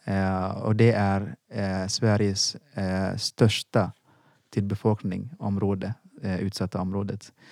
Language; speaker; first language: Swedish; non-native, fluent; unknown